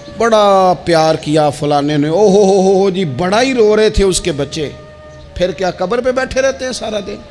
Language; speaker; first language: Urdu; non-native, local second language; Punjabi